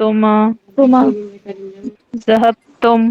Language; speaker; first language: Arabic; non-native, learner; Urdu